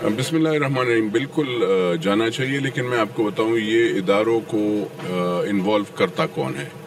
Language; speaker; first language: Urdu; non-native, local second language; Pashto